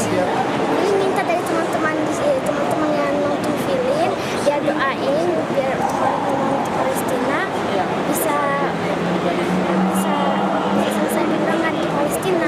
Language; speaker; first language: Indonesian; early bilingual, heritage; Indonesian